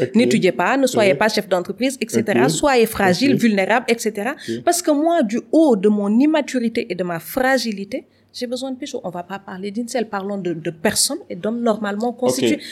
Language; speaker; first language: French; non-native, local second language; Wolof